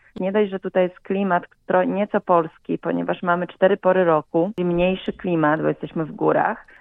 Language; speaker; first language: Polish; native; Polish